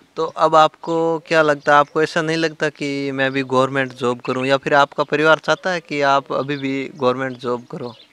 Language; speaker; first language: Hindi; native; Hindi